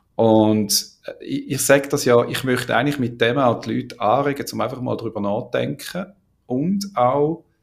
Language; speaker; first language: German; native; German